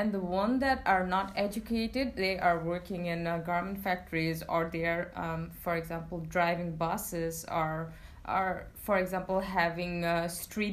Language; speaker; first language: English; non-native, local second language; Bangla